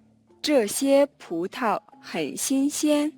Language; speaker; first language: Chinese; non-native, learner; Mongolian